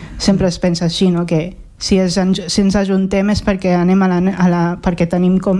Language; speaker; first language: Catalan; early bilingual, other home language; Filipino